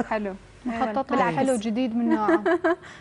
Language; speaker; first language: Arabic; native; Arabic